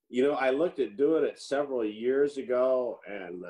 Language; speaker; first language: English; native; English